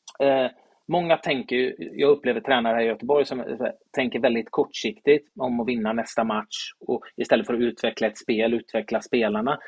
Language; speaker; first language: Swedish; native; Swedish